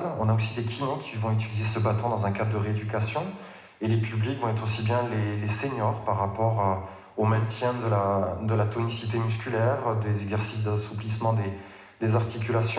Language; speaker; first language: French; native; French